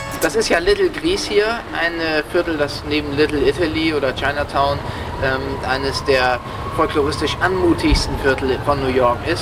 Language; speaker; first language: German; native; German